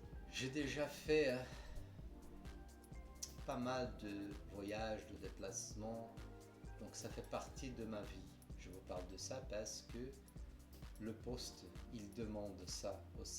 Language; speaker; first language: French; non-native, fluent; Portuguese